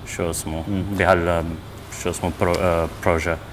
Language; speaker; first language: Arabic; early bilingual, heritage; Arabic